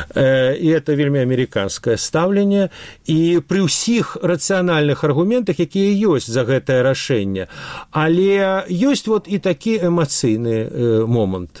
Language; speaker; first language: Belarusian; non-native, local second language; Russian